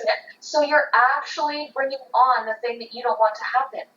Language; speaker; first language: English; native; English